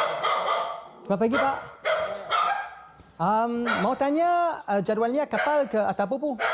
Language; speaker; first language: Indonesian; non-native, learner; English